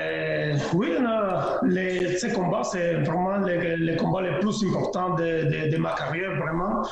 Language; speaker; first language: French; non-native, fluent; Spanish